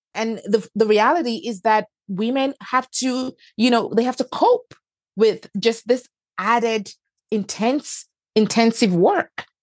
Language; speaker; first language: English; non-native, local second language; Yoruba